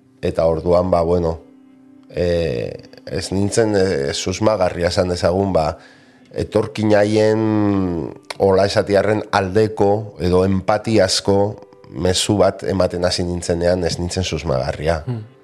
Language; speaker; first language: Basque; non-native, local second language; Spanish